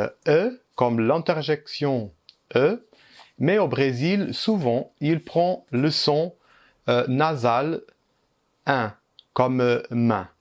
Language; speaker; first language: French; early bilingual, heritage; Portuguese